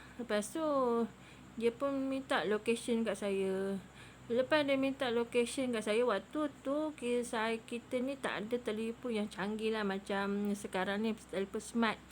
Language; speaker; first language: Malay; native; Malay